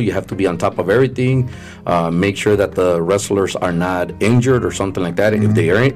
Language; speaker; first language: English; early bilingual, other home language; Spanish